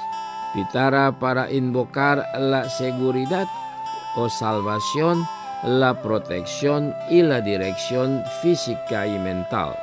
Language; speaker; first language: Spanish; non-native, fluent; Indonesian